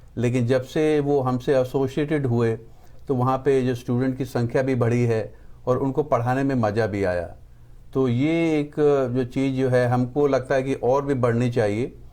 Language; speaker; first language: Hindi; native; Hindi